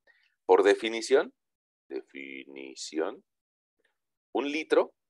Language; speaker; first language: Spanish; native; Spanish